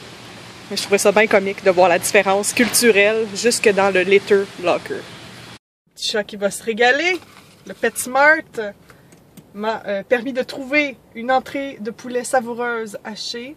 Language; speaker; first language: French; native; French